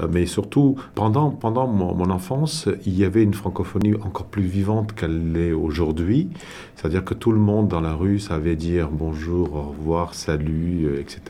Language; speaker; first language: French; non-native, local second language; Tamil